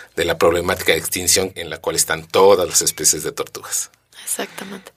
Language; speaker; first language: Spanish; native; Spanish